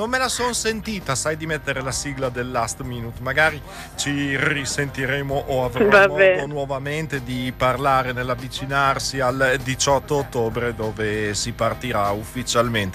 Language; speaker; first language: Italian; native; Italian